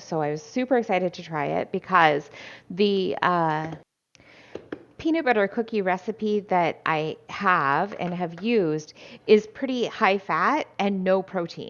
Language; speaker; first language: English; native; English